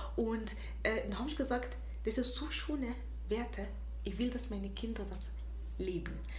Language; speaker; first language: German; non-native, fluent; Arabic